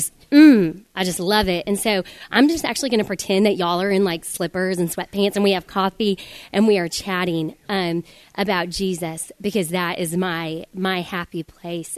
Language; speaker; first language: English; native; English